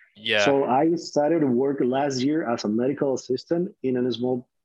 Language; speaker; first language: English; non-native, fluent; Spanish